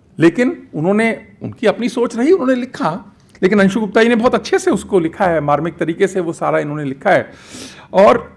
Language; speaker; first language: Hindi; native; Hindi